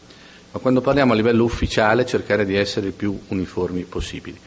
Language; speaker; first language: Italian; native; Italian